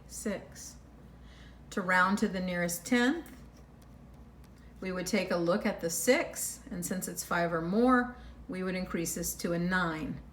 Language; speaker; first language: English; native; English